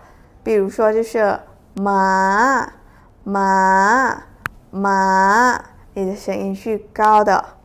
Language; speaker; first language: Chinese; non-native, fluent; Thai